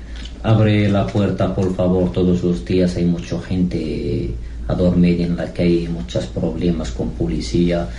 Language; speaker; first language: Spanish; non-native, learner; Arabic